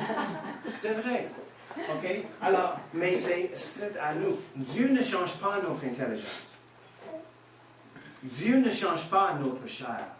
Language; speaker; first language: French; non-native, fluent; English